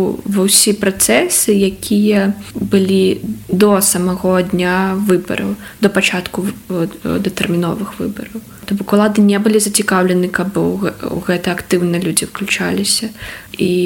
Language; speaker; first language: Belarusian; native; Belarusian